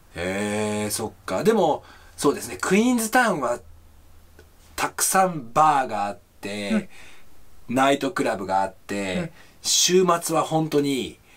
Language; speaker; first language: Japanese; native; Japanese